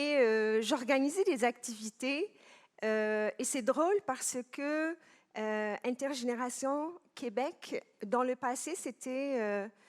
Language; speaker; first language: French; non-native, local second language; Arabic